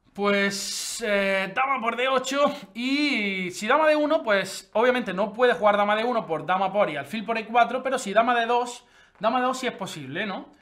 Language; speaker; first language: Spanish; native; Spanish